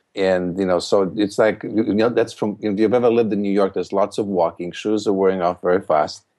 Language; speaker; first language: English; non-native, fluent; Polish